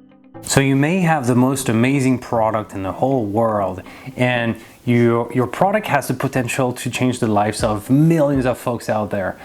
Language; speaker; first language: English; non-native, fluent; French